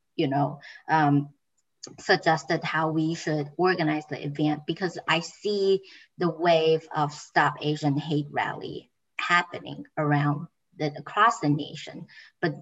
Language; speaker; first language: English; non-native, fluent; Chinese